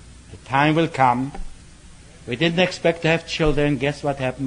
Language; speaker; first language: English; non-native, fluent; Polish